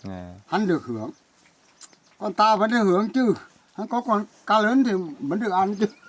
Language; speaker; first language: Vietnamese; native; Vietnamese